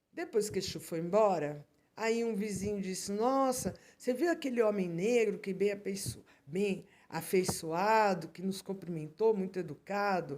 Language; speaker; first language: Portuguese; native; Portuguese